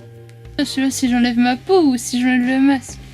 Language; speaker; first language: French; native; French